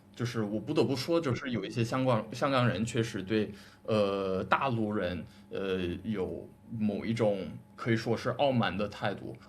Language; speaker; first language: Chinese; non-native, fluent; English